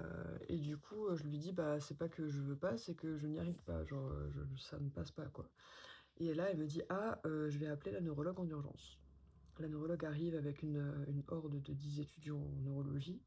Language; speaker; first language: French; native; French